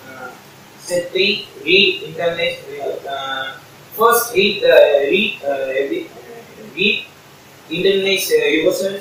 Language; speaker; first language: English; non-native, learner; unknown